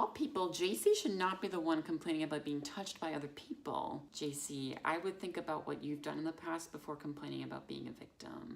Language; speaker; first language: English; native; English